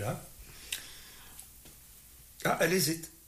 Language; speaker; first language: French; native; French